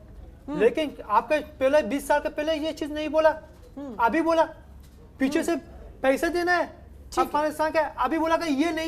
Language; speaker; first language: Hindi; non-native, learner; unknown